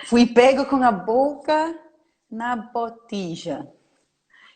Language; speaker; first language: Portuguese; non-native, fluent; English